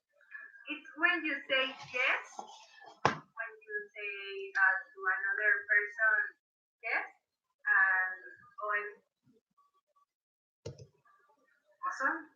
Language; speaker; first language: English; non-native, learner; Spanish